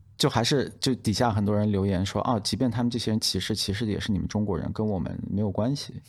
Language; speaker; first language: Chinese; native; Chinese